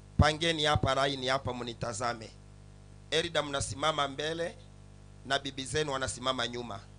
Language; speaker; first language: Swahili; non-native, local second language; Sukuma